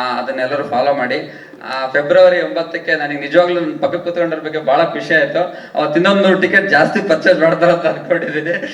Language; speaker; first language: Kannada; native; Kannada